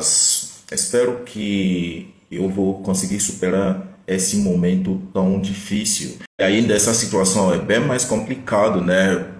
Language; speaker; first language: Portuguese; non-native, fluent; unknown